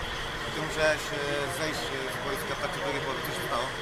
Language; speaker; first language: Polish; native; Polish